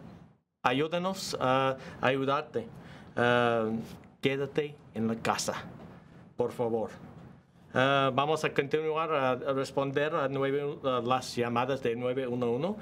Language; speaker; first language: Spanish; non-native, learner; English